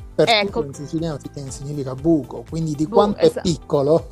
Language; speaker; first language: Italian; native; Italian